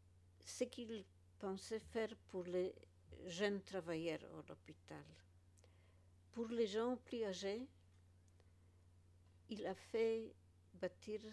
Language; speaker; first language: French; non-native, fluent; Polish